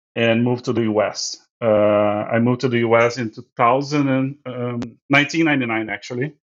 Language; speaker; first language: English; non-native, fluent; Portuguese